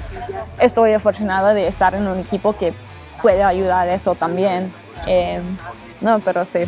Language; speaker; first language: Spanish; early bilingual, heritage; English